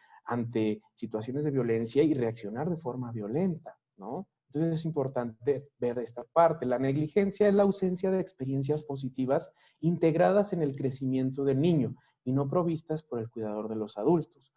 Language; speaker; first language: Spanish; native; Spanish